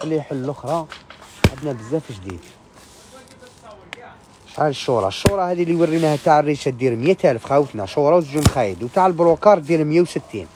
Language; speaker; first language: Arabic; native; Arabic